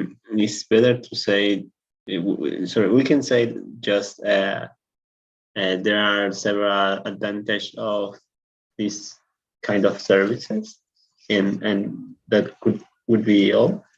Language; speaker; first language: English; non-native, learner; Spanish